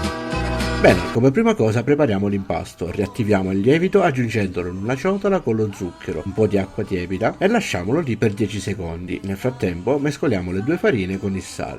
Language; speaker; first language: Italian; native; Italian